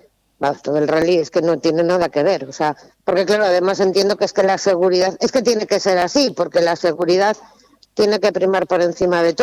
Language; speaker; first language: Spanish; native; Spanish